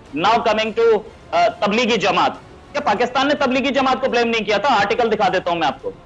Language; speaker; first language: Hindi; native; Hindi